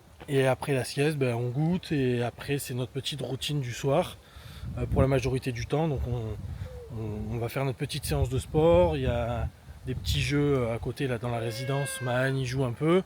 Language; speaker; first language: French; native; French